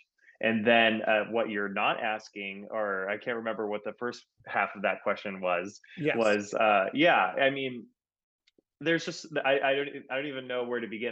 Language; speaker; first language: English; native; English